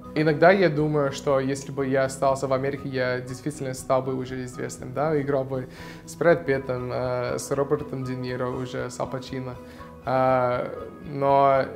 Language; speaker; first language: Russian; non-native, fluent; English